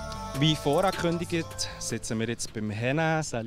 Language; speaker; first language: German; native; German